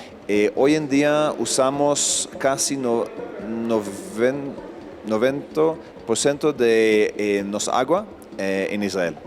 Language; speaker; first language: Spanish; non-native, fluent; Hebrew